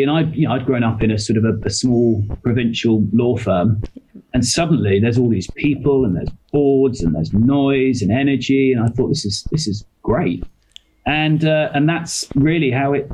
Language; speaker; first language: English; native; English